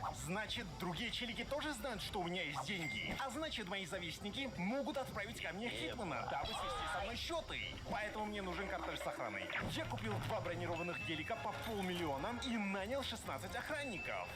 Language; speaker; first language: Russian; native; Russian